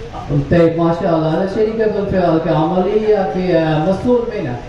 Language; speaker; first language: Arabic; non-native, learner; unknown